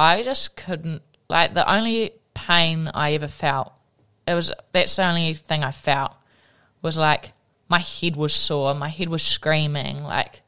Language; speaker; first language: English; native; English